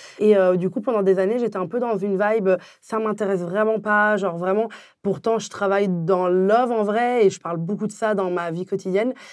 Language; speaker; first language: French; early bilingual, other home language; Arabic